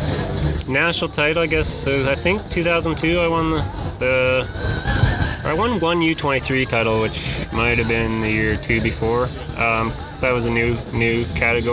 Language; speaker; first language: English; native; English